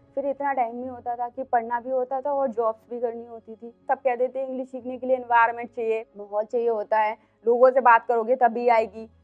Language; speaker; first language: Hindi; native; Hindi